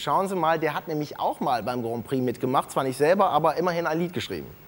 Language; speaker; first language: German; native; German